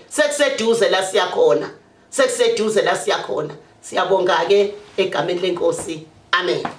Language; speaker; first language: Zulu; native; Zulu